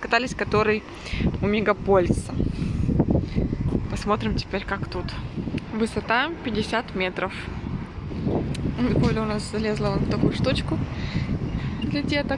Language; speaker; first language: Russian; native; Russian